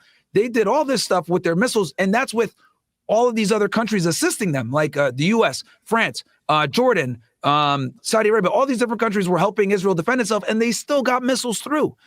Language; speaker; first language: English; native; English